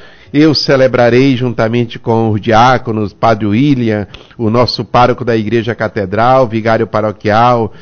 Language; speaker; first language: Portuguese; native; Portuguese